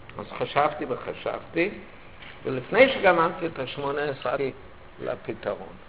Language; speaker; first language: Hebrew; non-native, fluent; German